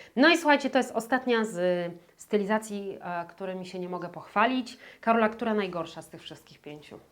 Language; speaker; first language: Polish; native; Polish